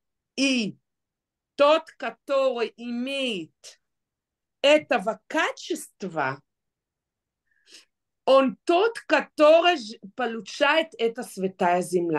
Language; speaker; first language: Russian; non-native, fluent; Hebrew